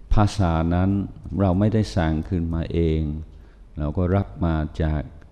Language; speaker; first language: Thai; non-native, fluent; English